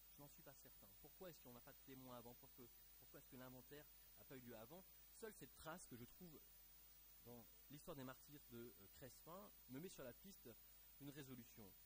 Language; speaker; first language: French; native; French